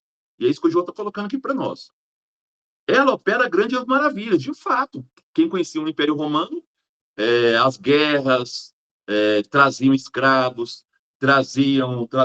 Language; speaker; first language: Portuguese; native; Portuguese